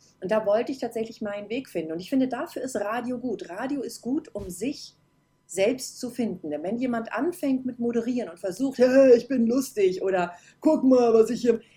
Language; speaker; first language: German; native; German